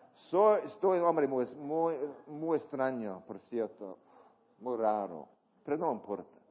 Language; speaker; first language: Spanish; non-native, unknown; English